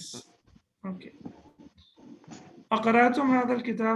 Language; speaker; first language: Arabic; non-native, fluent; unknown